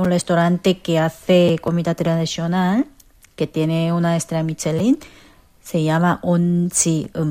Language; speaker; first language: Spanish; non-native, fluent; Korean